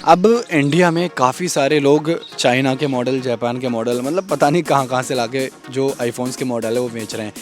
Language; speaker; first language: Hindi; native; Hindi